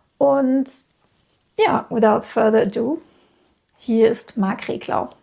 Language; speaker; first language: German; native; German